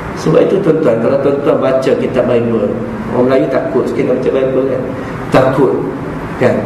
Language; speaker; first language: Malay; native; Malay